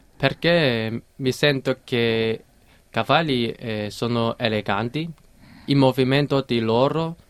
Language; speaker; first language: Italian; non-native, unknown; Cantonese